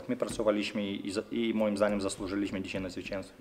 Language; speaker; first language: Polish; non-native, fluent; Lithuanian